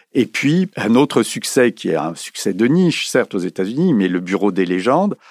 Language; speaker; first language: French; native; French